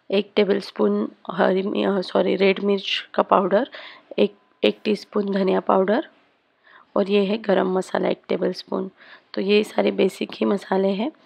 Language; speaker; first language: Hindi; native; Hindi